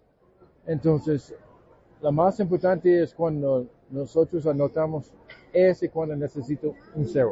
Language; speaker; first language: Spanish; non-native, learner; English